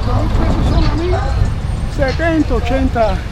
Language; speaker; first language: Spanish; native; Spanish